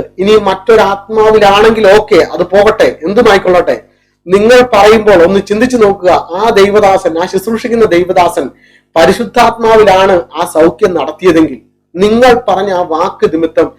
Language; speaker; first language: Malayalam; native; Malayalam